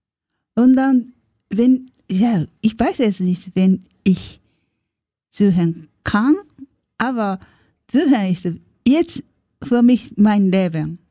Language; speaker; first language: German; non-native, learner; Japanese